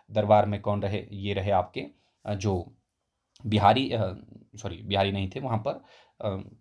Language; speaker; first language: Hindi; native; Hindi